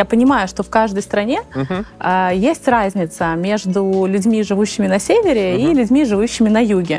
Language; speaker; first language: Russian; native; Russian